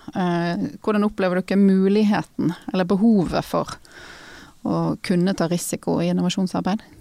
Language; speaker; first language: Norwegian; native; Norwegian